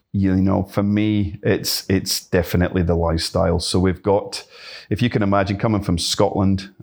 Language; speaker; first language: English; native; English